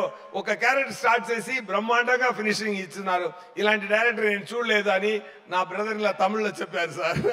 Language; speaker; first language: Telugu; non-native, fluent; Tamil